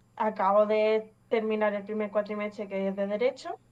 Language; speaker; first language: Spanish; early bilingual, other home language; English